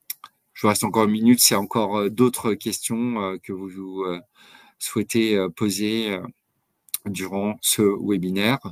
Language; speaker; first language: French; native; French